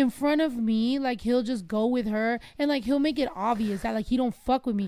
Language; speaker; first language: English; early bilingual, other home language; Spanish